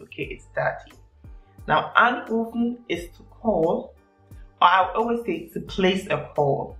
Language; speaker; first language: English; non-native, local second language; Akan